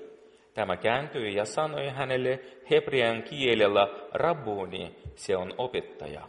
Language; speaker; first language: Finnish; non-native, fluent; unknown